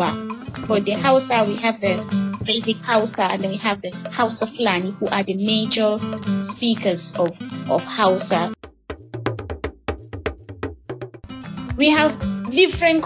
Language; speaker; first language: English; non-native, local second language; Hausa